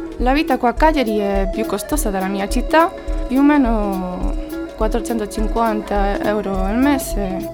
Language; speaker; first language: Italian; non-native, learner; Spanish